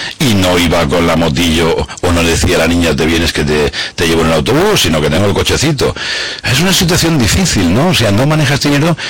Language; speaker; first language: Spanish; native; Spanish